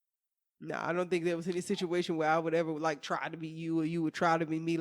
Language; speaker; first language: English; native; English